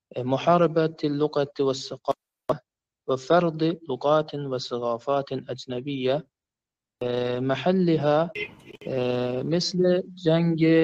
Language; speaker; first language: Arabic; non-native, learner; Persian